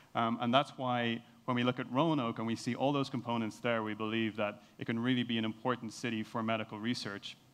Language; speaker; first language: English; native; English